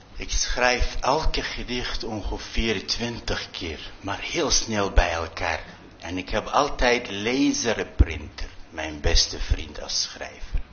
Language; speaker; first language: Dutch; non-native, fluent; Arabic